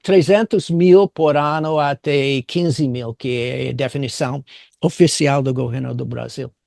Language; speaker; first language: Portuguese; non-native, fluent; English